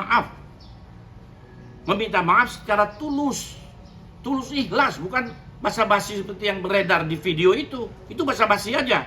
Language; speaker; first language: Indonesian; native; Indonesian